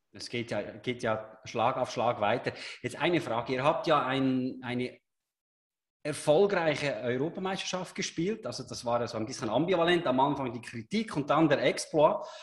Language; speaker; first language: German; native; German